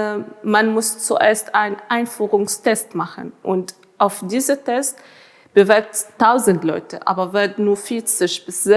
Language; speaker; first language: German; non-native, fluent; Arabic